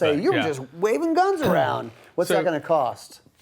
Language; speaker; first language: English; native; English